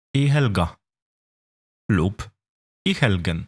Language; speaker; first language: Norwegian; non-native, fluent; Polish